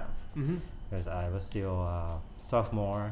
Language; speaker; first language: English; non-native, learner; Japanese